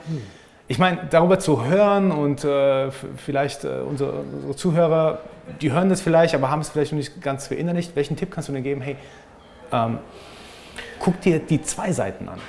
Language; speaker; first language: German; native; German